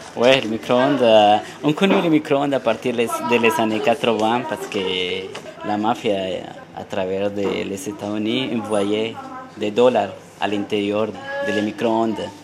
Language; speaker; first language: French; non-native, learner; Spanish